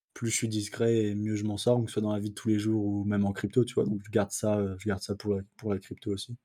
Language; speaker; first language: French; native; French